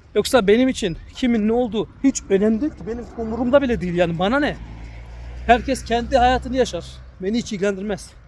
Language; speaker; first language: Turkish; early bilingual, heritage; Turkish